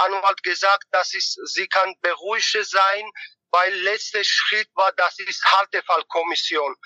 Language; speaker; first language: German; non-native, learner; Georgian